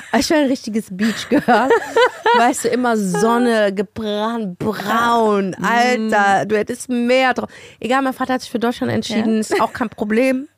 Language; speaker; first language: German; early bilingual, other home language; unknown